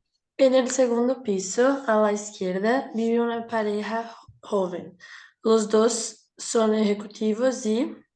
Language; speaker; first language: Spanish; non-native, learner; Portuguese